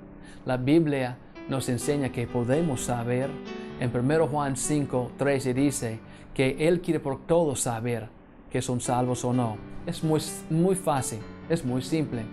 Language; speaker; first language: Spanish; non-native, fluent; English